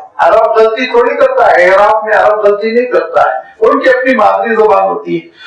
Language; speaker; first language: Urdu; native; Urdu